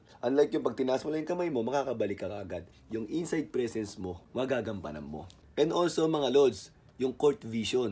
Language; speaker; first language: Filipino; native; Filipino